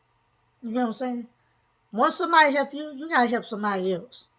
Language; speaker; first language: English; native; English